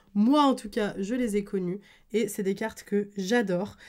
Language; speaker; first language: French; native; French